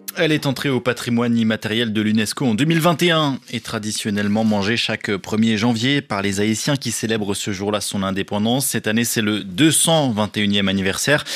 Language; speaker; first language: French; native; French